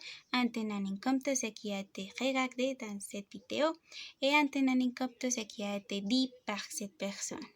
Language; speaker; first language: French; non-native, fluent; Spanish